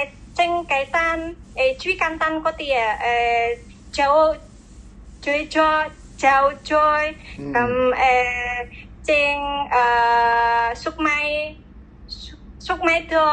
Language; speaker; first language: Cantonese; non-native, learner; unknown